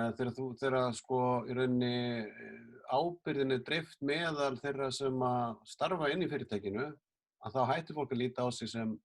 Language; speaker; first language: Icelandic; native; Icelandic